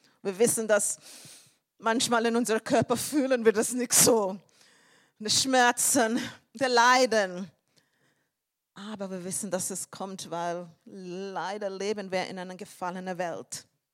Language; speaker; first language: German; non-native, fluent; English